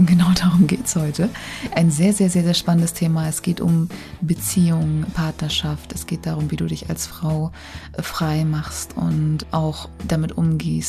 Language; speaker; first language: German; native; German